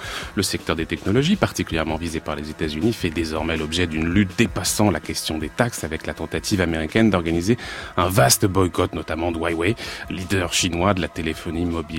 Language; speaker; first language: French; native; French